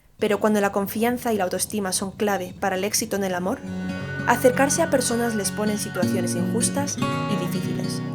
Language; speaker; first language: Spanish; early bilingual, other home language; Chinese